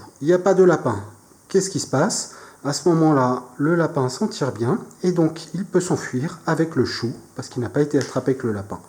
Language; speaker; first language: French; native; French